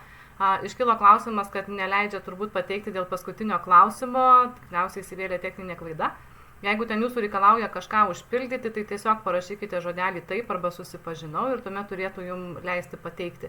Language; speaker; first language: Lithuanian; native; Lithuanian